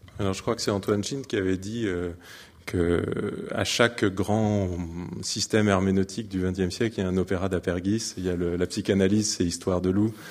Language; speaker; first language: French; native; French